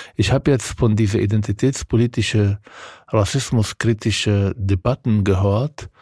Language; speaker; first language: German; non-native, fluent; Arabic